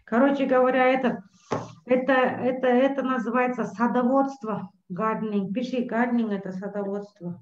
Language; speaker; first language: Russian; native; Russian